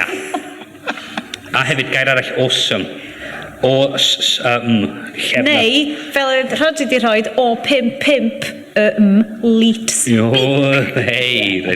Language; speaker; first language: Welsh; native; Welsh